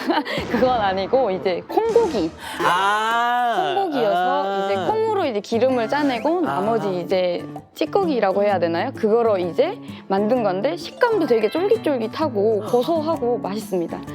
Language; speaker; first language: Korean; native; Korean